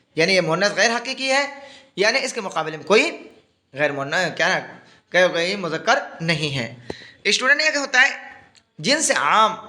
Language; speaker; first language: Urdu; native; Urdu